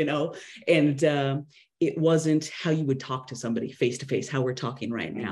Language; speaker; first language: English; native; English